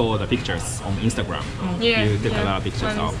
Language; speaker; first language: English; non-native, fluent; Japanese